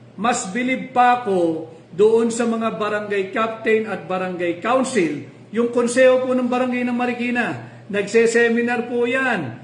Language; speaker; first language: Filipino; native; Filipino